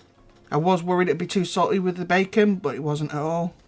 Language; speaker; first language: English; native; English